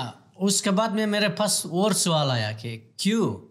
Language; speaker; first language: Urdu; non-native, learner; Pashto